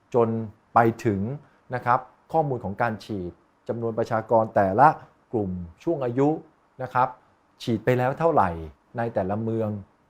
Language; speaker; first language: Thai; native; Thai